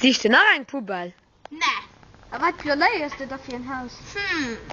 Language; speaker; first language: German; non-native, local second language; Luxembourgish